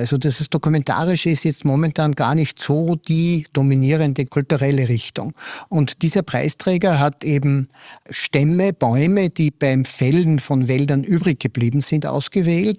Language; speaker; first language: German; native; German